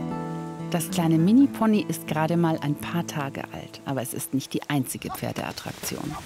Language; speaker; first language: German; native; German